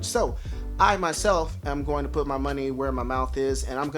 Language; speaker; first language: English; native; English